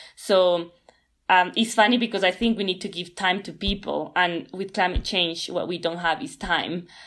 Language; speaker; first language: English; non-native, fluent; Spanish